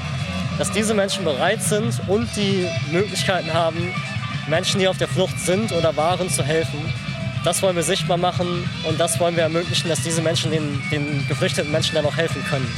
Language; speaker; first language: German; native; German